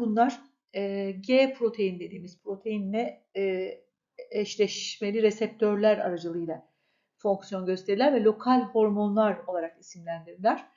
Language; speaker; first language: Turkish; native; Turkish